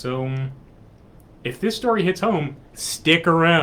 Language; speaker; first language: English; native; English